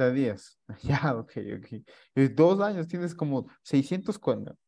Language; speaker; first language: Spanish; native; Spanish